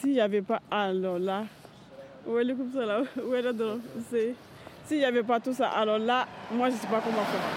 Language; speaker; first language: French; non-native, learner; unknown